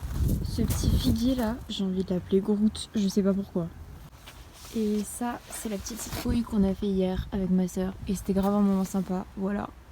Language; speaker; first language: French; native; French